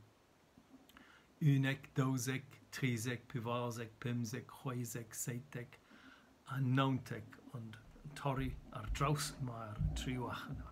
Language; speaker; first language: Welsh; native; Welsh